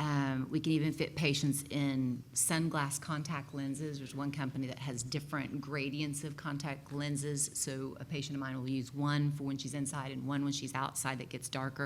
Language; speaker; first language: English; native; English